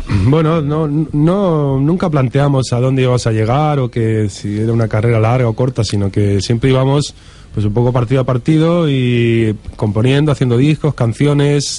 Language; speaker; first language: Spanish; native; Spanish